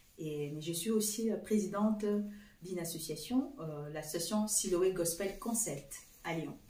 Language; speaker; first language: French; non-native, fluent; Portuguese